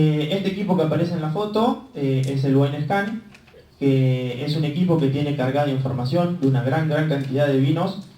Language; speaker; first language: Spanish; native; Spanish